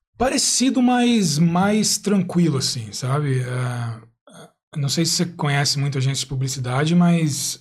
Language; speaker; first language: Portuguese; native; Portuguese